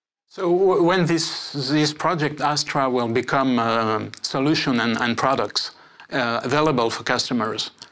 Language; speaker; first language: English; non-native, fluent; French